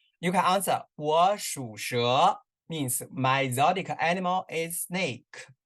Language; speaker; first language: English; non-native, learner; Chinese